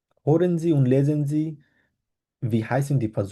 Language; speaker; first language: German; non-native, fluent; Bangla